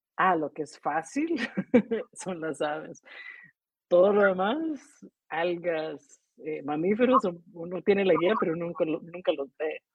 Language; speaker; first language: Spanish; native; Spanish